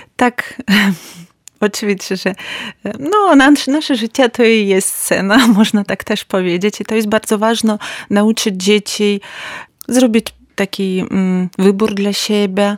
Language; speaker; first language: Polish; non-native, learner; Ukrainian